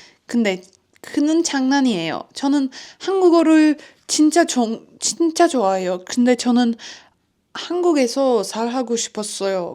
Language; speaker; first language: Korean; non-native, learner; Turkish